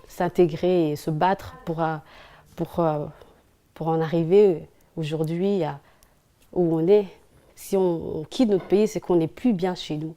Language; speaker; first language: French; early bilingual, other home language; Somali